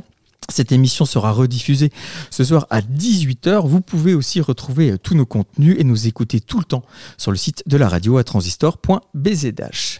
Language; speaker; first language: French; native; French